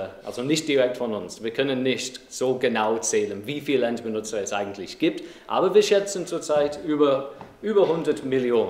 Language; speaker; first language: German; non-native, fluent; English